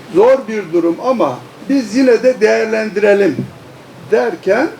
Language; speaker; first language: Turkish; native; Turkish